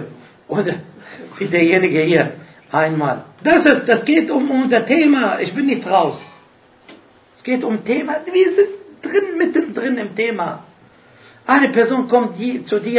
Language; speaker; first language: German; non-native, fluent; Arabic